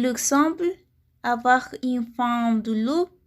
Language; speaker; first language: French; non-native, learner; Spanish